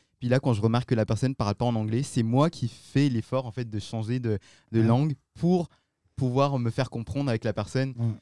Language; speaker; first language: French; non-native, local second language; Malagasy